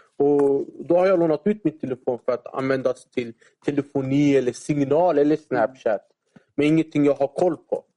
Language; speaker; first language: Swedish; early bilingual, other home language; Arabic